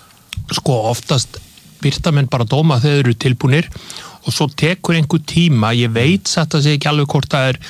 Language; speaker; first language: Icelandic; native; Icelandic